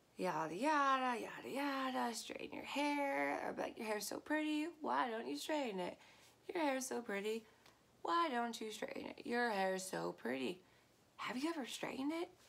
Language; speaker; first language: English; native; English